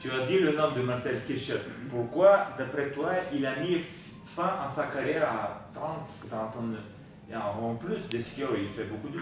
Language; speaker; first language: French; non-native, learner; Bulgarian